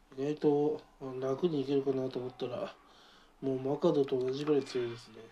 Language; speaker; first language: Japanese; native; Japanese